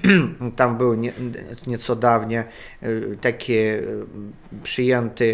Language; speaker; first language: Polish; non-native, learner; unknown